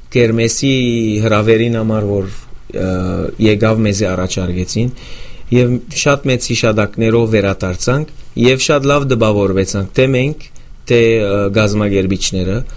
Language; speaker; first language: Armenian; native; Armenian